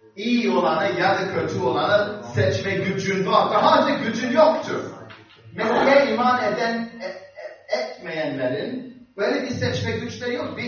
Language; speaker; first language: Turkish; non-native, fluent; English